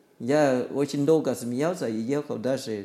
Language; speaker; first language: Russian; non-native, learner; Thai